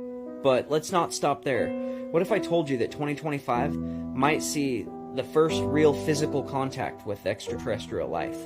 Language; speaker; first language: English; native; English